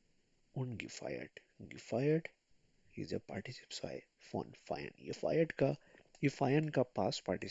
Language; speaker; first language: German; non-native, fluent; Urdu